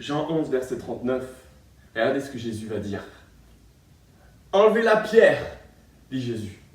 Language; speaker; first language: French; native; French